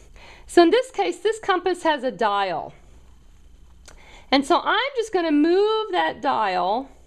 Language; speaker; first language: English; native; English